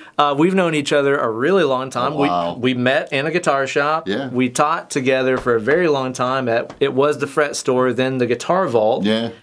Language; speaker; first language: English; native; English